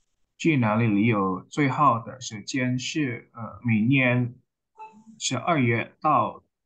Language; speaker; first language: Chinese; non-native, learner; Indonesian